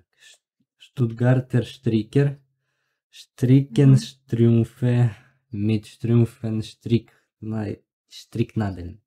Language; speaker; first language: German; non-native, learner; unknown